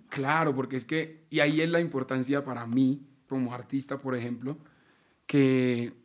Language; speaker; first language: Spanish; native; Spanish